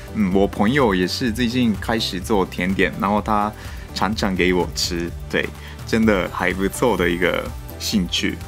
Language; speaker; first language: Chinese; non-native, fluent; Japanese